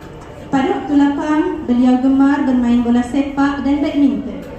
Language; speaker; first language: Malay; native; Malay